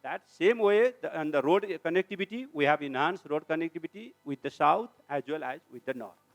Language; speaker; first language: English; non-native, local second language; Nepali